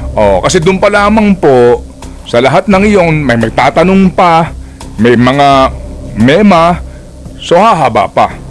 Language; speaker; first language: Filipino; non-native, local second language; Waray